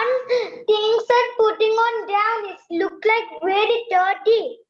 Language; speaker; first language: English; non-native, learner; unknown